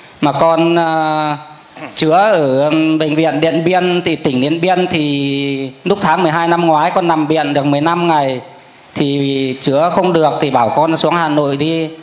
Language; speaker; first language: Vietnamese; non-native, local second language; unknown